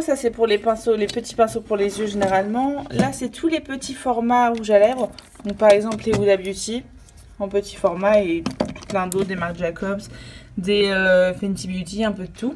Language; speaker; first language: French; native; French